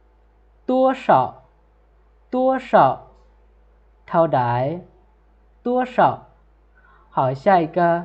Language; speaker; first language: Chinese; non-native, fluent; Lao